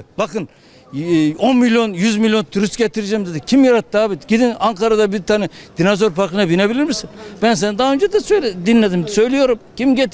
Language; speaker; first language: Turkish; native; Turkish